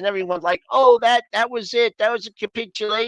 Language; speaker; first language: English; native; English